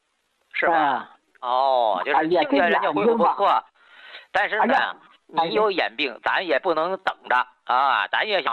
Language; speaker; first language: Chinese; native; Chinese